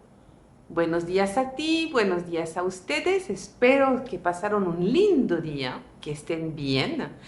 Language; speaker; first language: Spanish; non-native, fluent; French